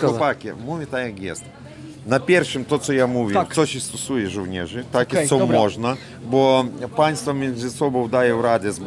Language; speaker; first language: Polish; non-native, learner; Ukrainian